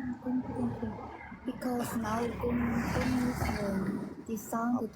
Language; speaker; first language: English; non-native, learner; Korean